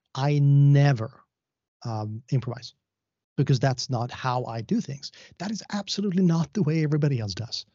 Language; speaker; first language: English; non-native, fluent; Swedish